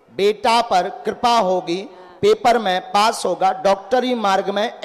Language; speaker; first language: Hindi; native; Hindi